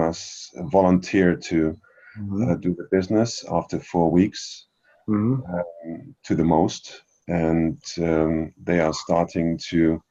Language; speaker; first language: English; non-native, fluent; German